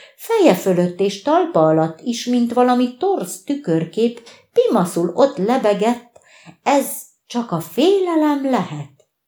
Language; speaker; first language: Hungarian; native; Hungarian